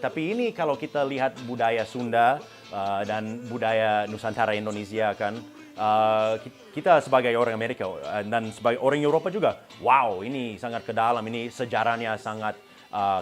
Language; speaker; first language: Indonesian; non-native, fluent; English